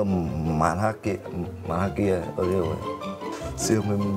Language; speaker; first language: Korean; non-native, learner; Vietnamese